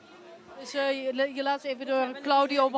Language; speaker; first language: Dutch; native; Dutch